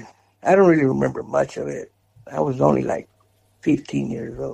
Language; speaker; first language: English; native; English